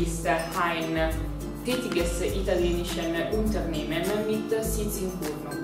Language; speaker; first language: German; non-native, learner; Italian